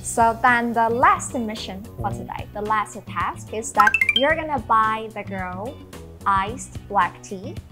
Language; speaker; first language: English; non-native, fluent; Chinese